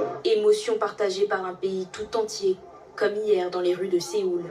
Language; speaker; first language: French; native; French